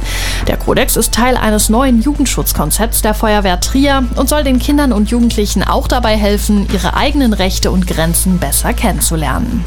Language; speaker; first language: German; native; German